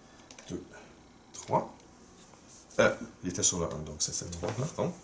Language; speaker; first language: French; native; French